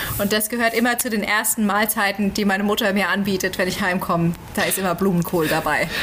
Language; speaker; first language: German; native; German